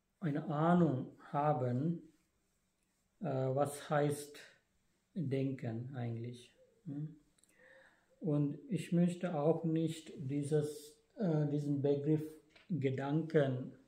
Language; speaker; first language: German; non-native, fluent; Sinhala